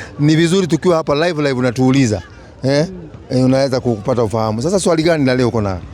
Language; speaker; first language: Swahili; non-native, local second language; Kikuyu